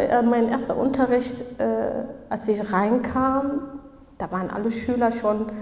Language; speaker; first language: German; non-native, fluent; Kurdish